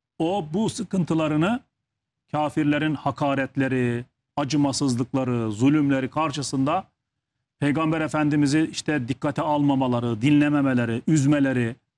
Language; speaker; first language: Turkish; native; Turkish